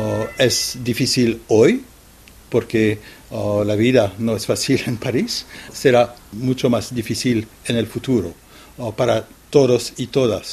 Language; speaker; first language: Spanish; non-native, fluent; French